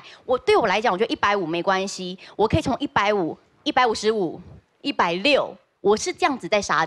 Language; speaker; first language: Chinese; native; Chinese